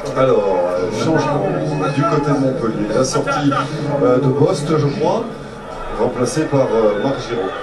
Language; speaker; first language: French; native; French